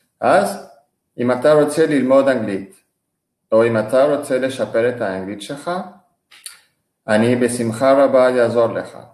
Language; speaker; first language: Hebrew; non-native, fluent; Spanish